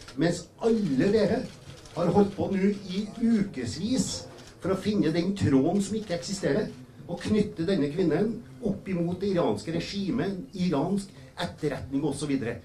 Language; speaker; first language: Norwegian; native; Norwegian